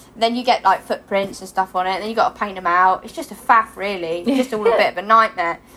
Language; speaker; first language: English; native; English